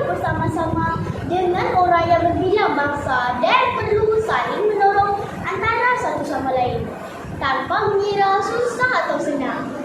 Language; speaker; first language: Malay; native; Malay